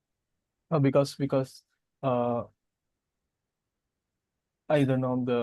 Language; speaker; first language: English; non-native, learner; Indonesian